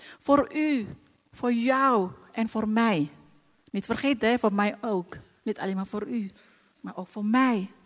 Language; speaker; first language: Dutch; non-native, fluent; Indonesian